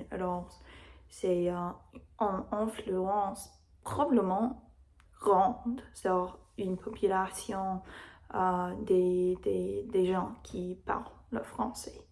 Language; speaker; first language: French; non-native, learner; English